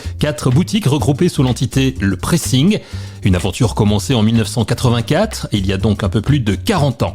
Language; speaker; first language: French; native; French